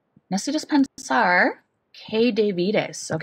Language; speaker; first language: Spanish; non-native, fluent; English